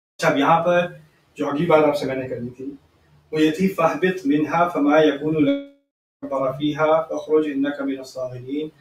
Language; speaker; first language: Urdu; early bilingual, heritage; Urdu